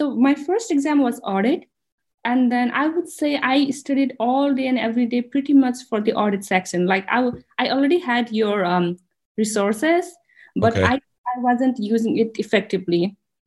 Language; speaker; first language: English; non-native, local second language; Nepali